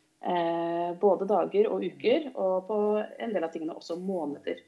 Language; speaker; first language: Norwegian; native; Norwegian